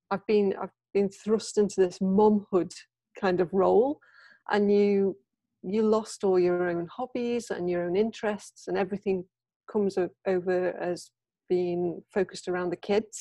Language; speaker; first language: English; native; English